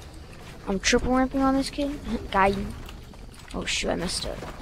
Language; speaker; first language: English; native; English